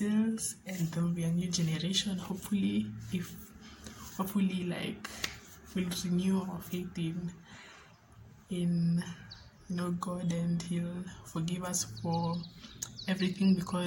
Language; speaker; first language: English; non-native, local second language; Swahili